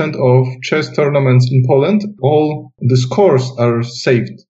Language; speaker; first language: English; non-native, fluent; Polish